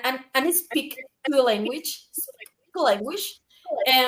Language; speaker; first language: English; non-native, learner; Spanish